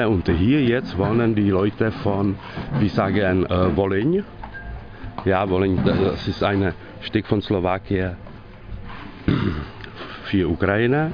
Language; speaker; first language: German; non-native, learner; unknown